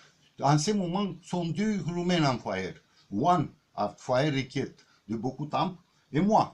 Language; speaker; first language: French; non-native, learner; Romanian